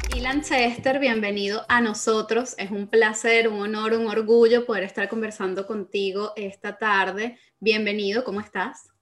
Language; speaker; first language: Spanish; native; Spanish